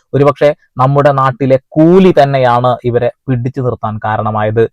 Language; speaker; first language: Malayalam; native; Malayalam